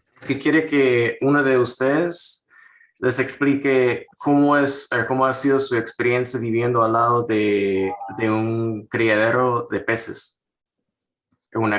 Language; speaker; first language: Spanish; non-native, fluent; English